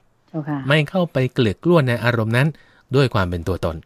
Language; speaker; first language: Thai; native; Thai